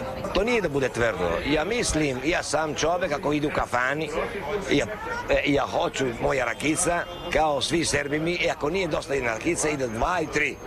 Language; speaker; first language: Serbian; non-native, learner; Italian